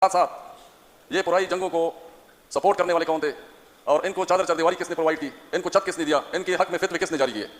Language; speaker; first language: Urdu; non-native, local second language; Pashto